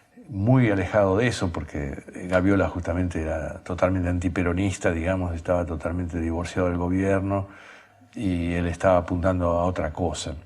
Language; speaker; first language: Spanish; native; Spanish